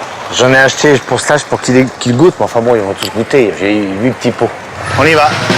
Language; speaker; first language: French; native; French